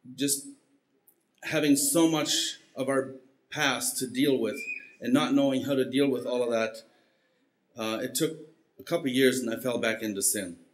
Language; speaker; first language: English; early bilingual, heritage; Spanish